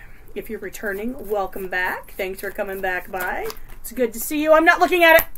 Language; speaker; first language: English; native; English